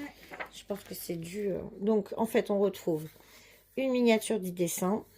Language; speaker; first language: French; native; French